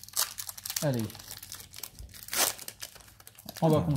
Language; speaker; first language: French; native; French